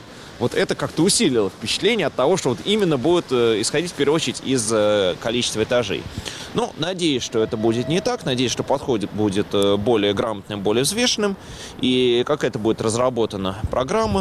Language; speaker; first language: Russian; native; Russian